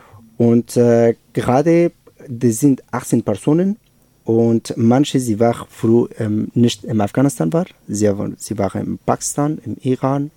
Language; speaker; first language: German; non-native, learner; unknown